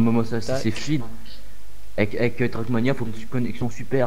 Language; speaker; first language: French; native; French